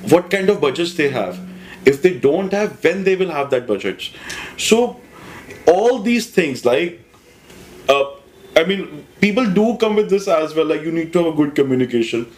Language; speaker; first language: English; non-native, local second language; Hindi